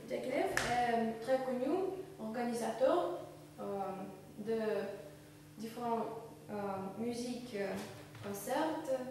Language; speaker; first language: French; non-native, learner; Russian